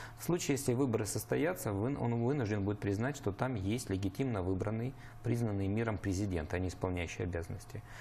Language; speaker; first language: Russian; native; Russian